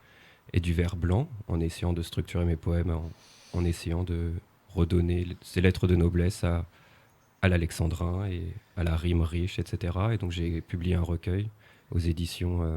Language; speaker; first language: French; native; French